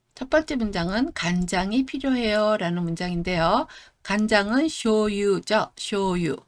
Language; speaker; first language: Korean; native; Korean